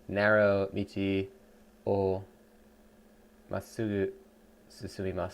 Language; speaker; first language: Japanese; non-native, learner; English